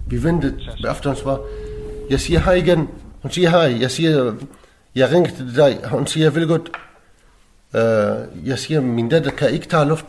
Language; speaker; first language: Danish; non-native, learner; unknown